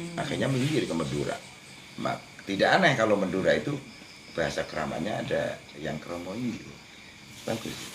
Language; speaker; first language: Indonesian; non-native, local second language; Javanese